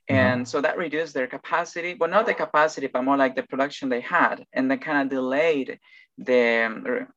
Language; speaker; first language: English; non-native, fluent; Spanish